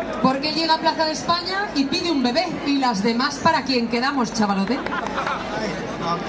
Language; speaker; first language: Spanish; native; Spanish